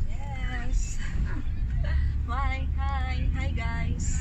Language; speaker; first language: English; non-native, local second language; Filipino